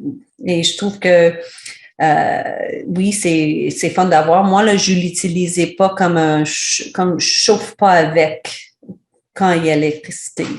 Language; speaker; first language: French; non-native, learner; English